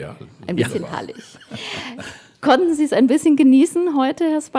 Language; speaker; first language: German; native; German